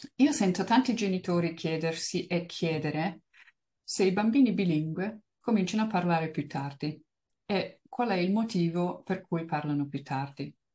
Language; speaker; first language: Italian; early bilingual, heritage; Italian